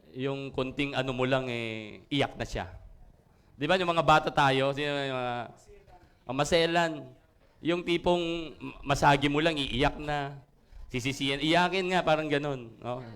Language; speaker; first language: Filipino; non-native, local second language; Iloko